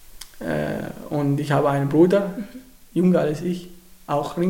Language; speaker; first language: German; non-native, learner; Arabic